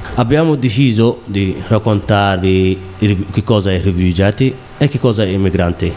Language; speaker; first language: Italian; non-native, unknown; Somali